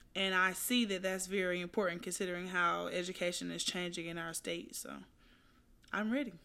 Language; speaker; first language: English; native; English